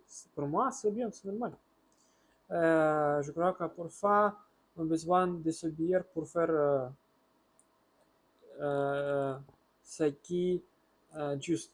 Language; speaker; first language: French; non-native, learner; Russian